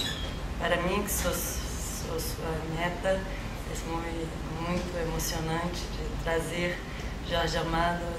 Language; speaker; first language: Spanish; non-native, learner; Portuguese